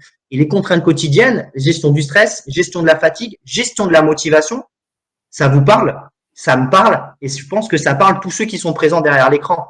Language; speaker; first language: French; native; French